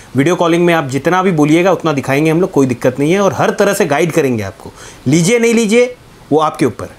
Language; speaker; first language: Hindi; non-native, local second language; Bangla